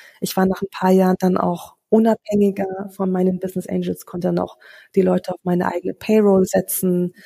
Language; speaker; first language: German; early bilingual, other home language; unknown